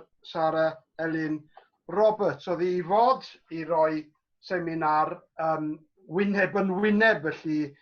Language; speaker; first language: Welsh; native; Welsh